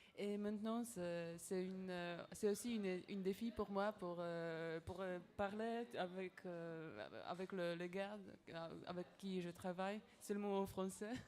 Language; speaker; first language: French; non-native, learner; Polish